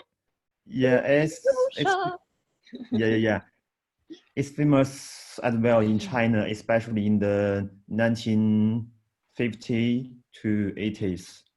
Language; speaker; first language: English; non-native, learner; Chinese